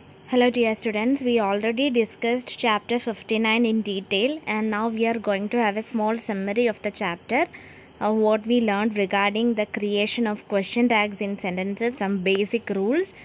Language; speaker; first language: English; non-native, local second language; Malayalam